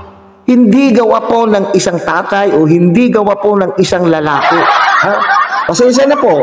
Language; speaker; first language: Filipino; native; Filipino